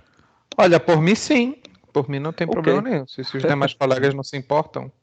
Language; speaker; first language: Portuguese; native; Portuguese